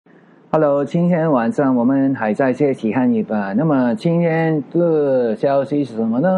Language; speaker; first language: Chinese; non-native, learner; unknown